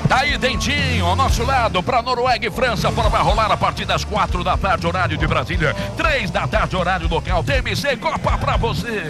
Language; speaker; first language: Portuguese; native; Portuguese